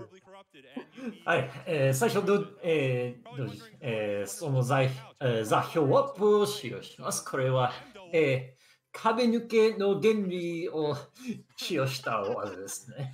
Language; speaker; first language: Japanese; non-native, learner; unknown